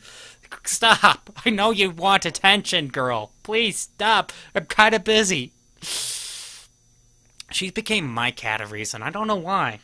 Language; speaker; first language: English; native; English